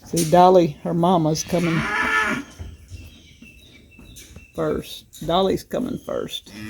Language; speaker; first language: English; native; English